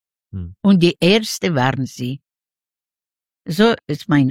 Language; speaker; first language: German; non-native, learner; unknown